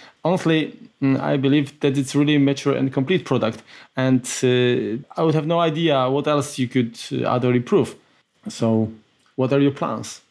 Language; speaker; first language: English; non-native, fluent; Polish